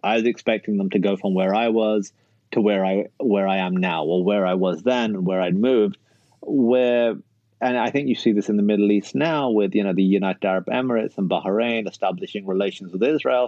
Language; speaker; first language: English; native; English